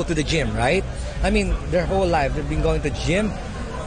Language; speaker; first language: English; non-native, local second language; Filipino